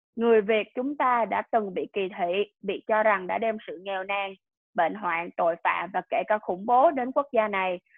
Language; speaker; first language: Vietnamese; early bilingual, heritage; Vietnamese